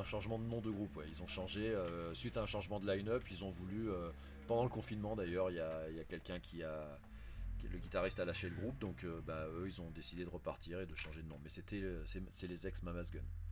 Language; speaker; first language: French; native; French